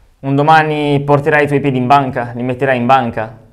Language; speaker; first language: Italian; native; Italian